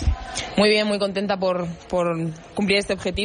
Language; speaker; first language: Spanish; native; Spanish